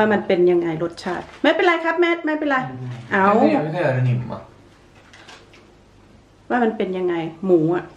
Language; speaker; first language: Thai; native; Thai